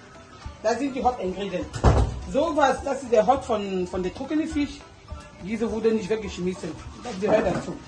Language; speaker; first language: German; non-native, fluent; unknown